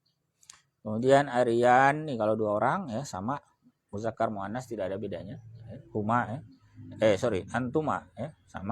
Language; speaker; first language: Indonesian; native; Indonesian